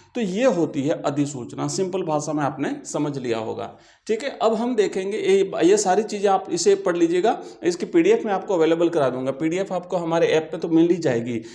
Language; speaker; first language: Hindi; native; Hindi